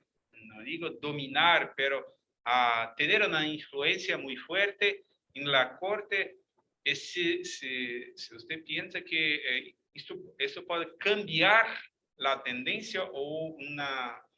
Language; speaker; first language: Spanish; non-native, fluent; Portuguese